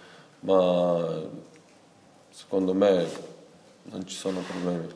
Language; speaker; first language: Italian; non-native, fluent; Serbian